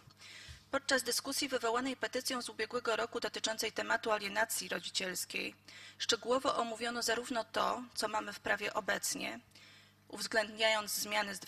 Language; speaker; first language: Polish; native; Polish